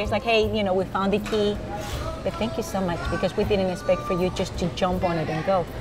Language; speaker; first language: English; non-native, fluent; Spanish